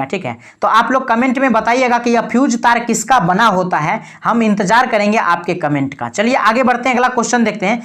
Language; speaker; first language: Hindi; native; Hindi